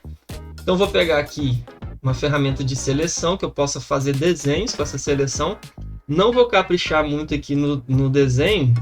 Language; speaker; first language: Portuguese; native; Portuguese